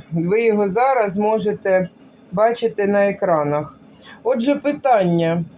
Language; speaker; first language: Ukrainian; non-native, local second language; Russian